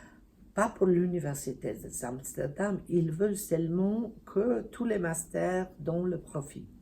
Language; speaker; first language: French; non-native, fluent; Serbian